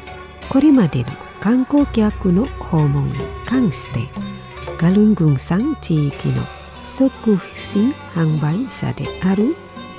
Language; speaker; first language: Japanese; non-native, fluent; Indonesian